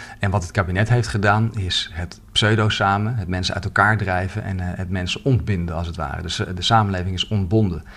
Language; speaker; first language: Dutch; native; Dutch